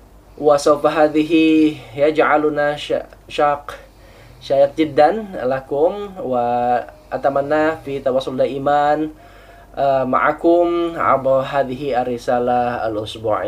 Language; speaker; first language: Arabic; non-native, fluent; Indonesian